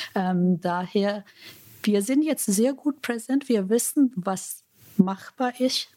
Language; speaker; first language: German; non-native, fluent; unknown